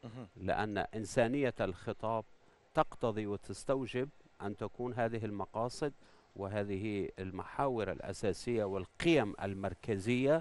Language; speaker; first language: Arabic; non-native, fluent; Persian